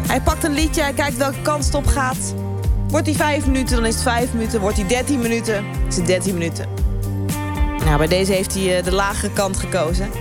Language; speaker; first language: Dutch; native; Dutch